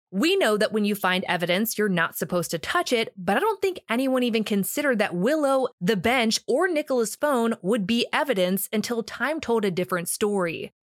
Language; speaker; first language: English; native; English